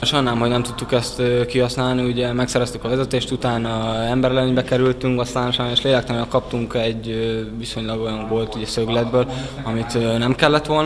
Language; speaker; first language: Hungarian; native; Hungarian